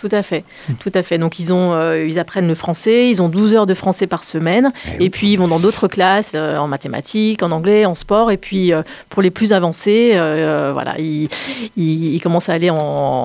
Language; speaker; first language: French; native; French